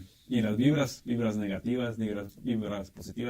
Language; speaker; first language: Spanish; native; Spanish